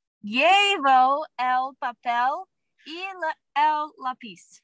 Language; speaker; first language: Spanish; non-native, learner; English